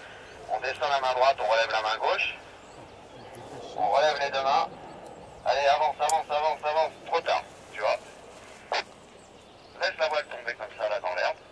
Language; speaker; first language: French; native; French